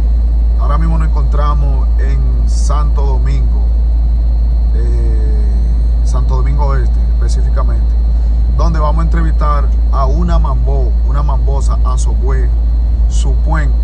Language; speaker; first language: Spanish; native; Spanish